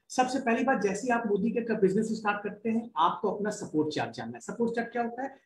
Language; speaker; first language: Hindi; native; Hindi